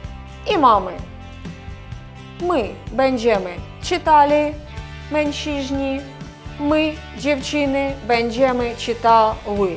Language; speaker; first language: Polish; non-native, fluent; Russian